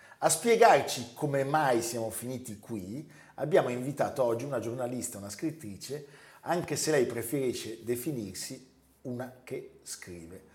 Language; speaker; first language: Italian; native; Italian